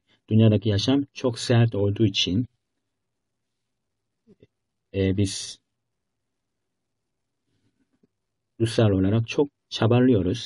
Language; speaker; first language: Turkish; non-native, fluent; Korean